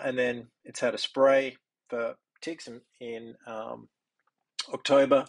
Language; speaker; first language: English; native; English